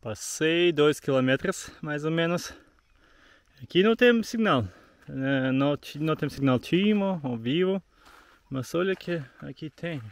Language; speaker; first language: Portuguese; non-native, learner; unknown